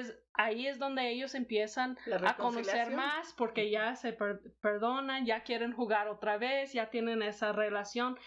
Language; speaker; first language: Spanish; non-native, fluent; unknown